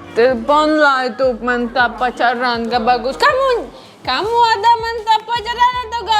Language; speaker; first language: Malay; non-native, learner; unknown